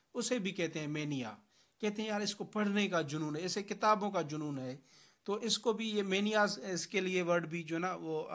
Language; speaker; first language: Urdu; non-native, local second language; Sindhi